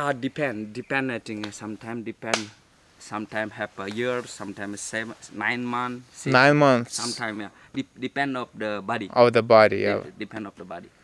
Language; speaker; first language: English; non-native, learner; Indonesian